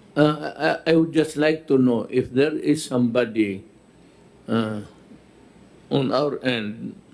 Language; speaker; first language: English; non-native, local second language; Filipino